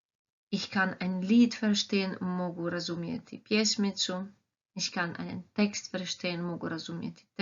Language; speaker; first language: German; non-native, fluent; Croatian